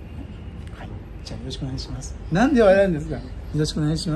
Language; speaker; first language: Japanese; native; Japanese